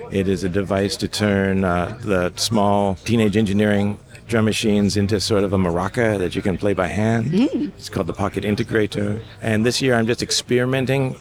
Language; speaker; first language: English; native; English